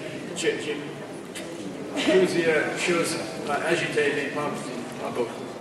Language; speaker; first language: French; non-native, fluent; English